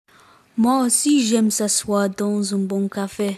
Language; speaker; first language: French; non-native, learner; English